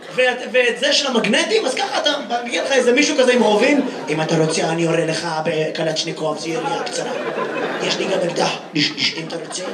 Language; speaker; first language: Hebrew; native; Hebrew